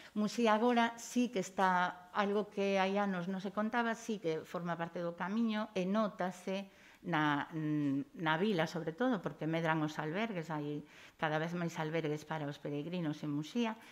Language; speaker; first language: Galician; native; Galician